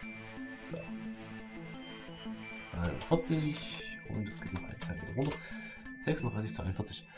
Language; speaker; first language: German; native; German